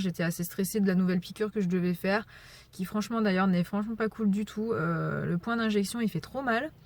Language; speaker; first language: French; native; French